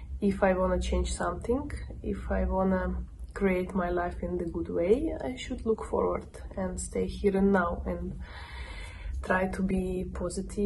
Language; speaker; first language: English; non-native, learner; Russian